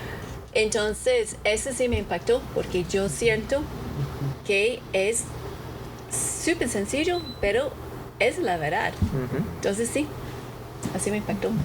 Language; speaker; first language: Spanish; non-native, fluent; English